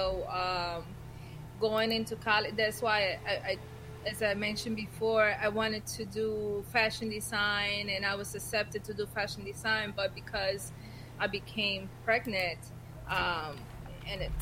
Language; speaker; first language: English; non-native, fluent; Spanish